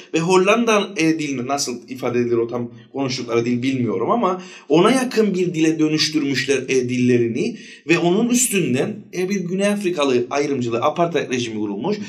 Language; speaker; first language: Turkish; native; Turkish